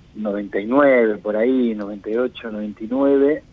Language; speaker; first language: Spanish; native; Spanish